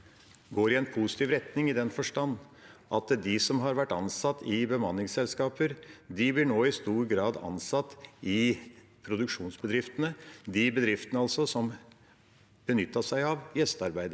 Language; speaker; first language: Norwegian; native; Norwegian